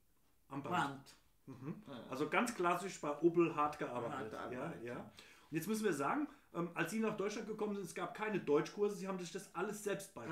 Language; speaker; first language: German; native; German